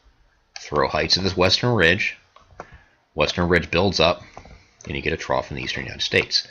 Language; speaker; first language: English; native; English